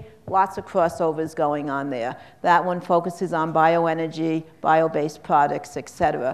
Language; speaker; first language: English; native; English